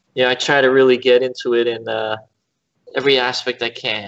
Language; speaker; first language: English; native; English